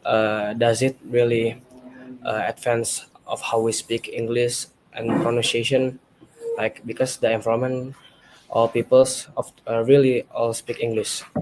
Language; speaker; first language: English; non-native, learner; Indonesian